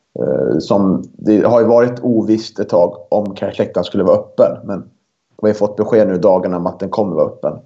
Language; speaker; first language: Swedish; native; Swedish